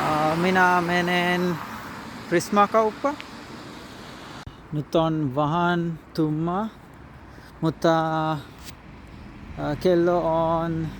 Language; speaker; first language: Finnish; non-native, learner; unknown